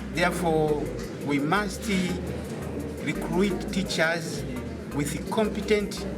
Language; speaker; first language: English; non-native, learner; Swahili